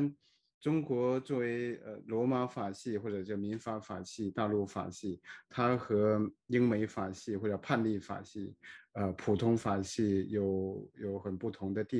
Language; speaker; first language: Chinese; native; Chinese